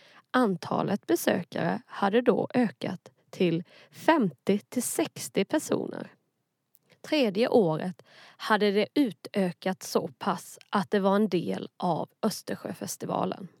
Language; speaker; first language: Swedish; native; Swedish